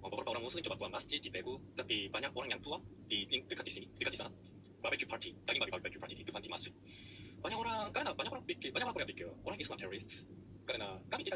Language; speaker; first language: Indonesian; non-native, learner; Korean